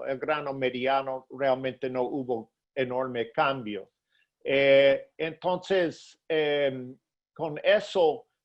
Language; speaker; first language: Spanish; non-native, fluent; English